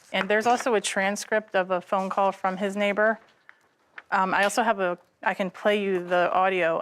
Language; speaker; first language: English; native; English